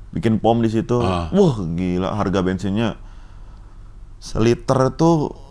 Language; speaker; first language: Indonesian; early bilingual, other home language; Fula